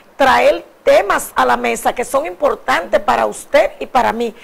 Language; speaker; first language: Spanish; native; Spanish